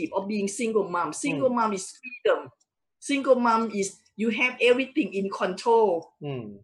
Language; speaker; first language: English; non-native, fluent; Thai